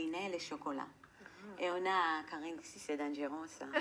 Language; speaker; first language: French; non-native, fluent; Hebrew